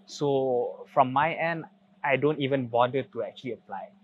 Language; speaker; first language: English; non-native, local second language; Malay